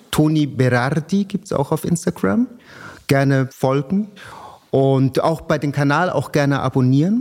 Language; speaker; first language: German; native; German